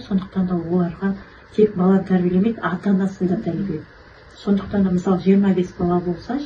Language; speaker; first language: Kazakh; native; Kazakh